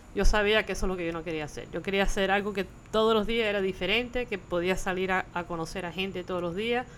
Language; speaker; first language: Spanish; early bilingual, heritage; Spanish